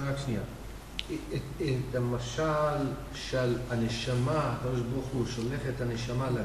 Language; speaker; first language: Hebrew; non-native, learner; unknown